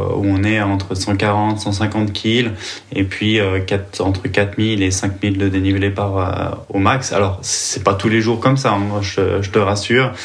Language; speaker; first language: French; native; French